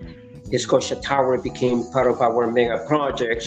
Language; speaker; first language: English; non-native, fluent; Spanish